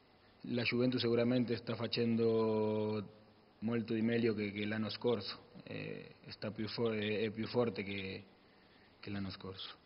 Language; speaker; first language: Italian; non-native, learner; Spanish